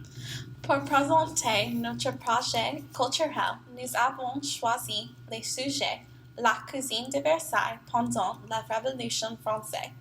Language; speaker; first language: French; non-native, learner; English